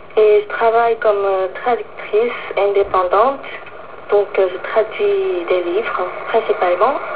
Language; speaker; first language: French; non-native, fluent; Korean